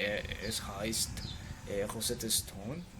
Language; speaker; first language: German; non-native, learner; Spanish